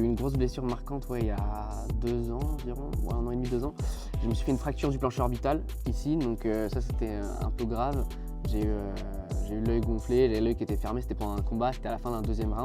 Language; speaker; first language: French; native; French